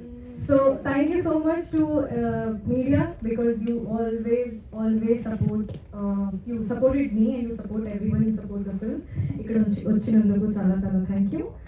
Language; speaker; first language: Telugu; non-native, learner; Hindi